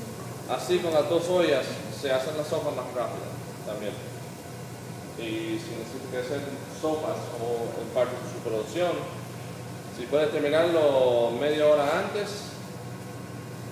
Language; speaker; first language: Spanish; early bilingual, heritage; Spanish